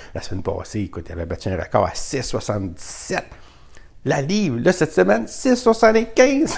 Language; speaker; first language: French; native; French